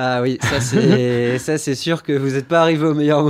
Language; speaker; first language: French; native; French